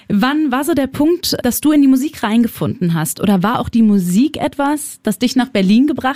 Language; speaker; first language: German; native; German